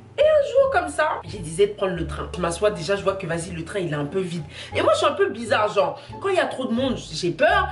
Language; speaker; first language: French; native; French